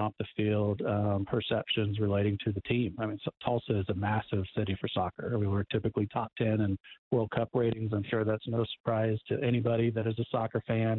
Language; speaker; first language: English; native; English